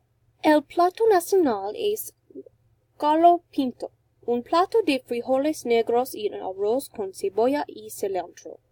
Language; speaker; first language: Spanish; non-native, learner; English